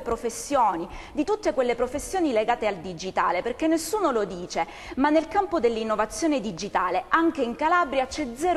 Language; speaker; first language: Italian; native; Italian